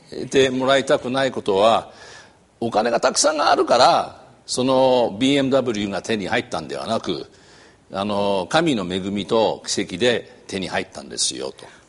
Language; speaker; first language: Japanese; non-native, learner; English